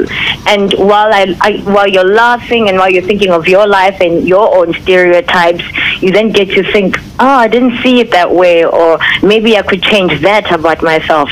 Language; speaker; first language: English; non-native, local second language; Zulu